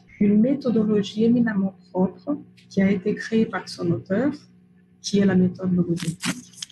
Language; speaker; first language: French; non-native, fluent; Portuguese